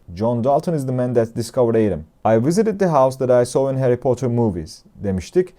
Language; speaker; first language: English; non-native, fluent; Turkish